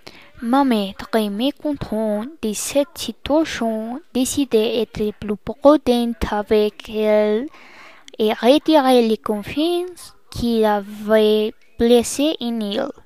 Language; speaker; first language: French; non-native, learner; Spanish